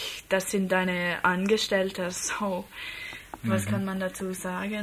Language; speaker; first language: German; non-native, learner; English